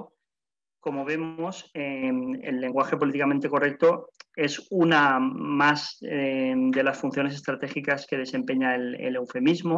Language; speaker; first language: Spanish; native; Spanish